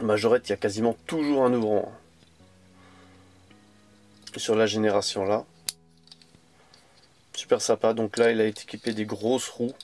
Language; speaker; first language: French; native; French